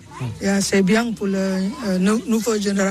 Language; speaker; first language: French; non-native, learner; Indonesian